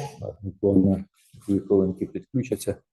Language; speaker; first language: Ukrainian; native; Ukrainian